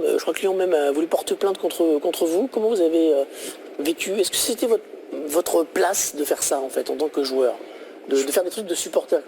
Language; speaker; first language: French; native; French